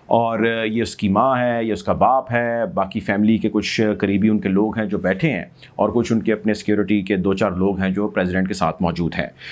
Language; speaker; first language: Urdu; native; Urdu